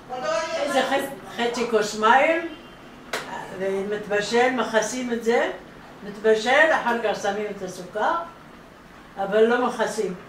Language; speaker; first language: Hebrew; non-native, fluent; Arabic